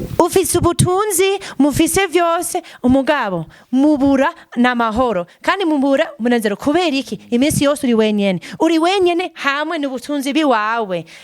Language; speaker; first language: Rundi; non-native, fluent; English